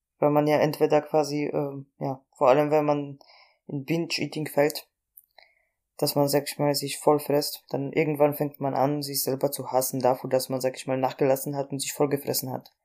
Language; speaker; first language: German; non-native, fluent; Polish